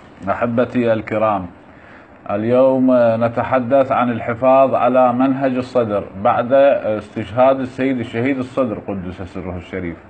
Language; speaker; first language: Arabic; native; Arabic